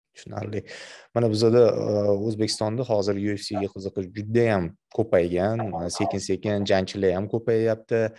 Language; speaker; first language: Uzbek; native; Uzbek